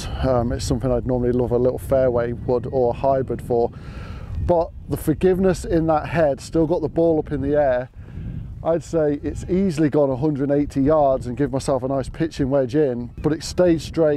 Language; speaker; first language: English; native; English